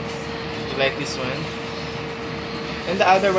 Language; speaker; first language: English; non-native, local second language; Filipino